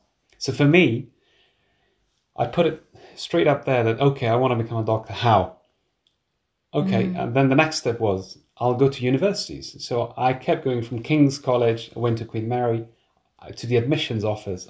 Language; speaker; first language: English; non-native, fluent; Persian